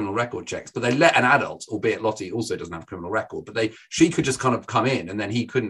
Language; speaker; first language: English; native; English